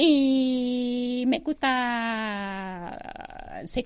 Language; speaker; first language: Spanish; non-native, learner; Thai